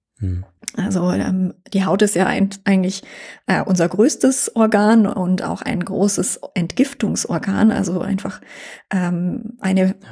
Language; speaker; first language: German; native; German